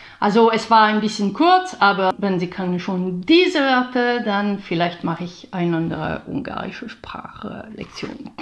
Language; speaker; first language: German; non-native, learner; Hungarian